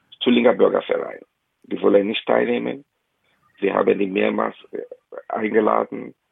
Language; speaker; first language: German; non-native, fluent; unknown